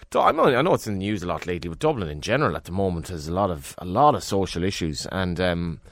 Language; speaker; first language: English; native; English